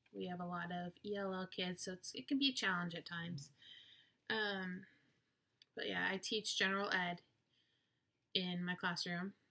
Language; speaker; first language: English; native; English